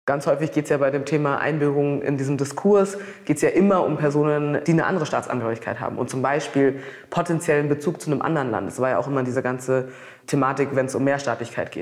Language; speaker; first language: German; early bilingual, other home language; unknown